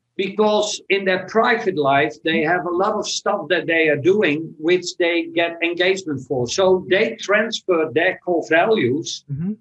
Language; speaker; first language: English; non-native, fluent; Dutch